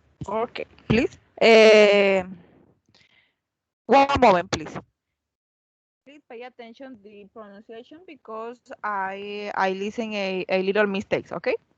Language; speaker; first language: English; non-native, learner; Spanish